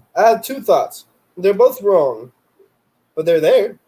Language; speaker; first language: English; non-native, fluent; Spanish